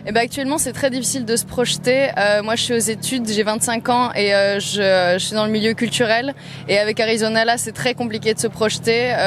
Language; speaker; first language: French; native; French